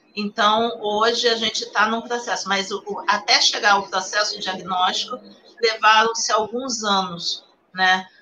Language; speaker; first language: Portuguese; native; Portuguese